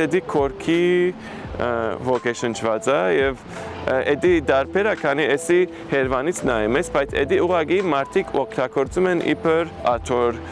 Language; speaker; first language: Armenian; early bilingual, heritage; Armenian